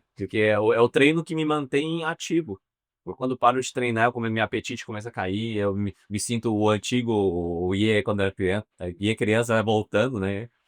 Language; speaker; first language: Portuguese; non-native, fluent; Chinese